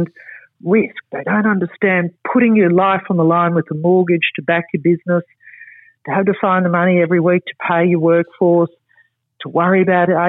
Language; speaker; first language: English; native; English